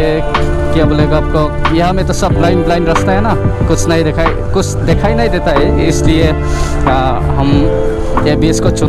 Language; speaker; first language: Hindi; non-native, local second language; Mizo